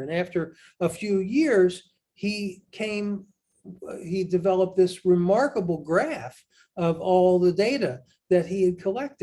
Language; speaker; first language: English; native; English